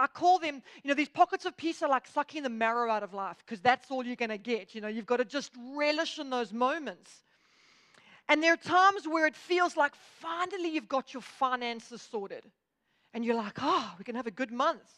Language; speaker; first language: English; native; English